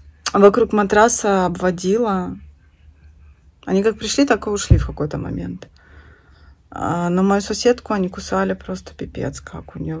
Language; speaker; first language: Russian; native; Russian